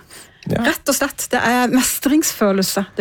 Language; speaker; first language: Norwegian; native; Norwegian